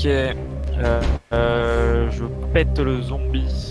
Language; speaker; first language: French; native; French